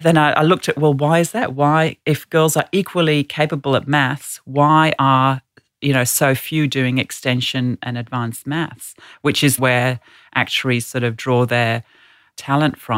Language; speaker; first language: English; native; English